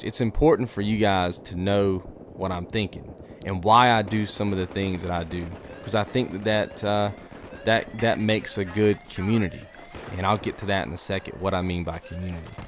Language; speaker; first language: English; native; English